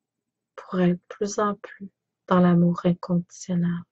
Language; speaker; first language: French; native; French